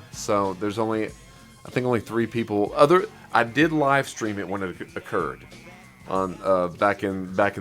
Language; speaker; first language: English; native; English